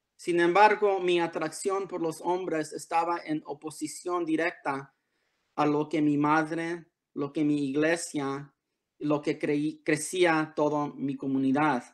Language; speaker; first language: Spanish; early bilingual, heritage; Spanish